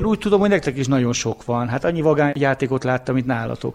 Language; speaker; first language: Hungarian; native; Hungarian